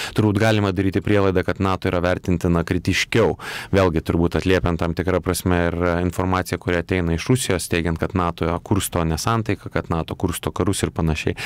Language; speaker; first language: Lithuanian; native; Lithuanian